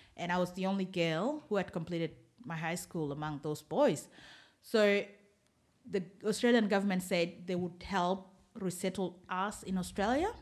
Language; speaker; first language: English; non-native, fluent; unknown